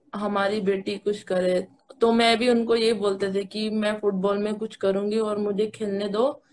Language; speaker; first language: Hindi; native; Hindi